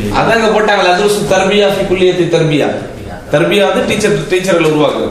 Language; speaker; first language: Arabic; non-native, fluent; Tamil